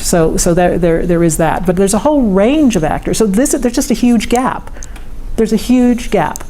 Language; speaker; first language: English; native; English